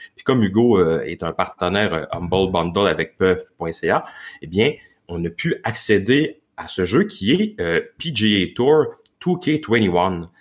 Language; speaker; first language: French; native; French